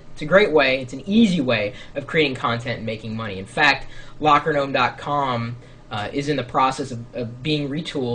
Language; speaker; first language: English; native; English